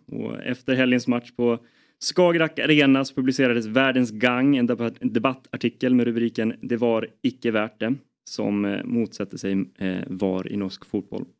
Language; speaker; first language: Swedish; native; Swedish